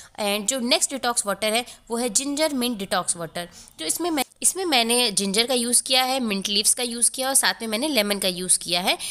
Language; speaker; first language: Hindi; native; Hindi